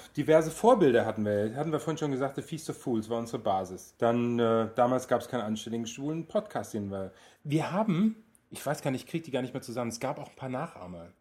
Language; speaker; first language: German; native; German